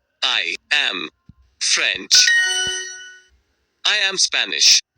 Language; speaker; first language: English; non-native, learner; Hindi